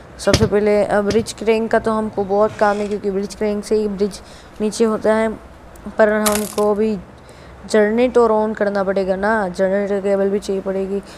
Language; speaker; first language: Hindi; non-native, local second language; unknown